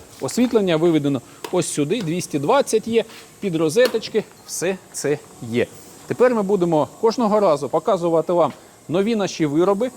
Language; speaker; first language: Ukrainian; native; Ukrainian